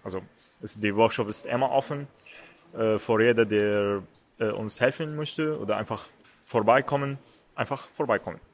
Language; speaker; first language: German; non-native, learner; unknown